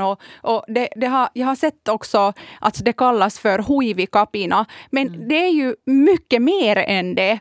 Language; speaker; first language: Swedish; non-native, fluent; Kurdish